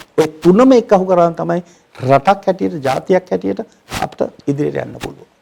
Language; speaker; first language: Sinhala; non-native, local second language; Tamil